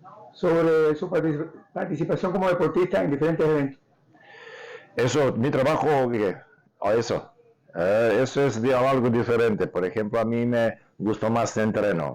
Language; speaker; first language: Spanish; non-native, learner; Serbian